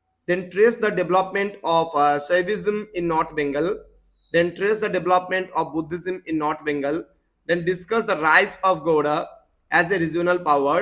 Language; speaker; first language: English; non-native, local second language; Bangla